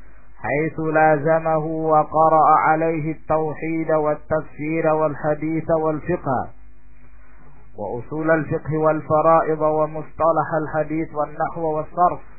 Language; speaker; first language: Arabic; non-native, fluent; Indonesian